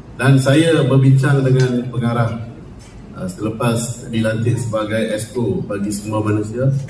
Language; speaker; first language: Malay; non-native, local second language; Tamil